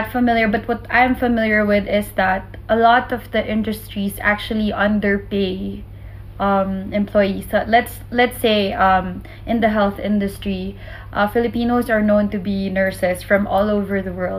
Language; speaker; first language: English; non-native, local second language; Filipino